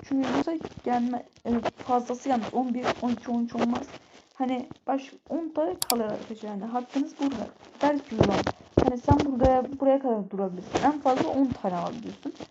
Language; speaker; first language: Turkish; native; Turkish